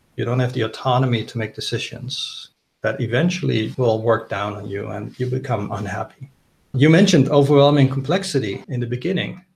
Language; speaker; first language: English; non-native, fluent; Dutch